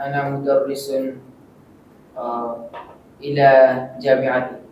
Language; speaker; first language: Arabic; non-native, learner; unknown